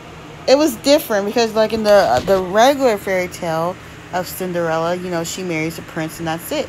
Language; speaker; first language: English; native; English